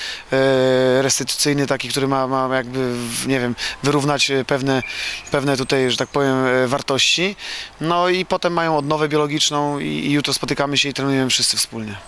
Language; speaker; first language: Polish; native; Polish